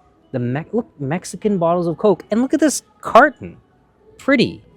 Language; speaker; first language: English; native; English